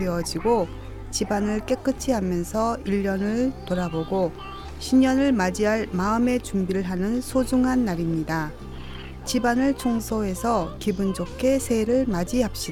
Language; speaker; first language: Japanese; non-native, fluent; Korean